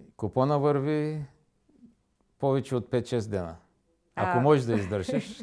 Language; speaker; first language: Bulgarian; native; Bulgarian